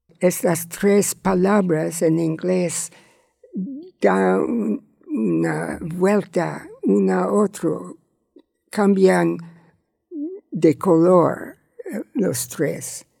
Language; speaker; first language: Spanish; non-native, learner; English